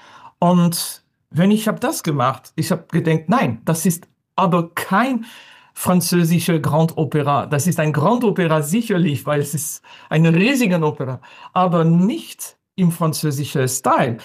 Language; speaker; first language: German; non-native, fluent; French